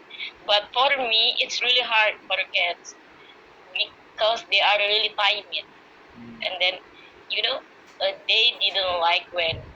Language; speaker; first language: English; non-native, learner; Indonesian